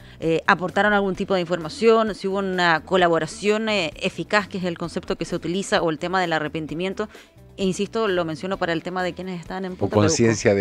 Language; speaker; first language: Spanish; native; Spanish